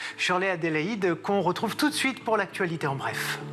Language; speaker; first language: French; native; French